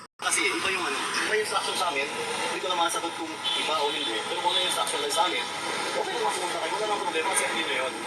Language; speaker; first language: Filipino; non-native, local second language; Cebuano